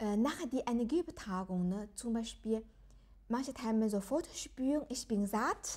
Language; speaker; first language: German; non-native, learner; Chinese